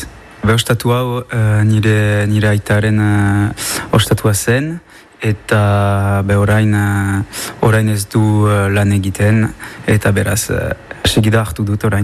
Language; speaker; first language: Basque; non-native, local second language; French